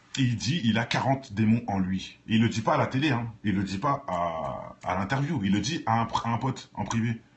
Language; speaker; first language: French; native; French